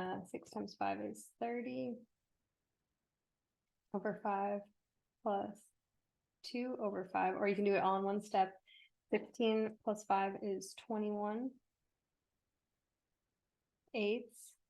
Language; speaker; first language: English; native; English